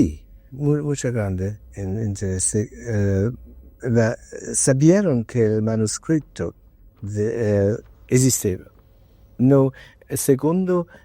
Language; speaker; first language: Spanish; non-native, learner; English